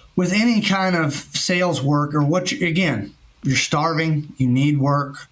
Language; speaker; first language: English; native; English